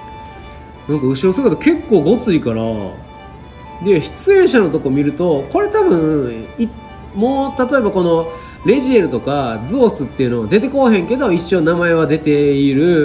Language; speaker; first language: Japanese; native; Japanese